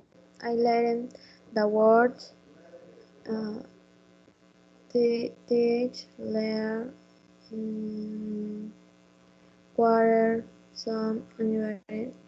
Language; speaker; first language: English; non-native, learner; Spanish